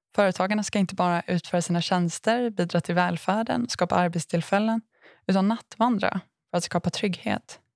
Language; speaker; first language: Swedish; native; Swedish